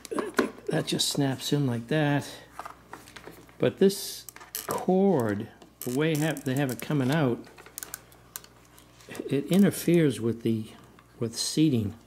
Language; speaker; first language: English; native; English